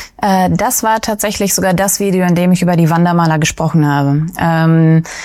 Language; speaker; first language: German; early bilingual, other home language; Russian